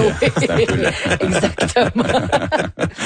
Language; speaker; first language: French; native; French